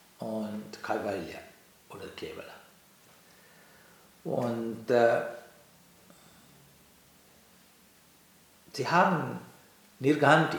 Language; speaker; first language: German; non-native, learner; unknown